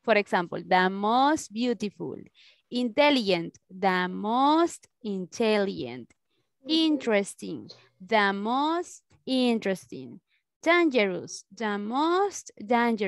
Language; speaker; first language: English; non-native, learner; Spanish